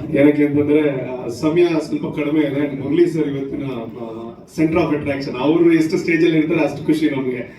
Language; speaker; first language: Kannada; non-native, local second language; Tulu